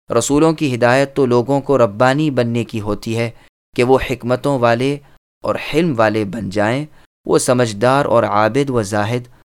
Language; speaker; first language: Urdu; native; Urdu